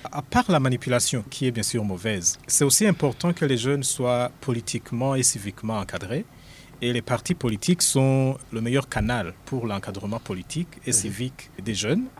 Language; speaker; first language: French; non-native, local second language; Rundi